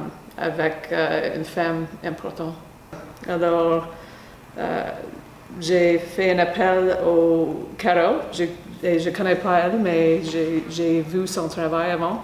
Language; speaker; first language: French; non-native, fluent; English